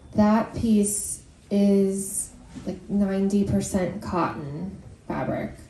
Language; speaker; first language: English; native; English